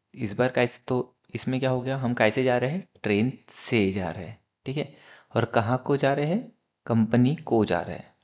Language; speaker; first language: Hindi; native; Hindi